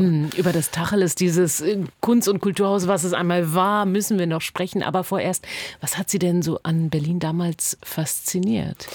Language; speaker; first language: German; native; German